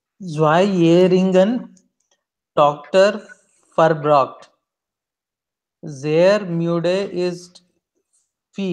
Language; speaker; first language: German; non-native, learner; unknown